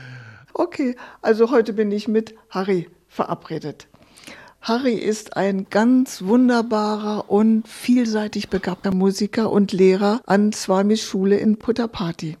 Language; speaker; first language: German; native; German